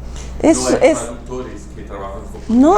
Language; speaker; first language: Spanish; non-native, fluent; Portuguese